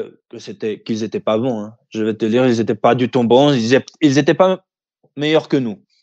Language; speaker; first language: French; early bilingual, heritage; French